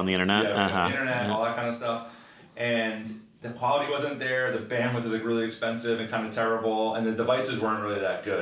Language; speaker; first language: English; native; English